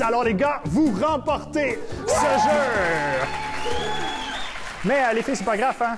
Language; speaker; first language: French; native; French